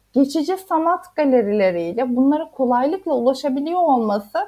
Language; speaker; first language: Turkish; native; Turkish